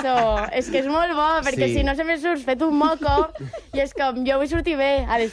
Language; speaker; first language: Catalan; native; Catalan